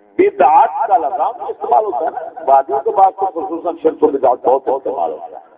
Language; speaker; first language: Urdu; non-native, local second language; Punjabi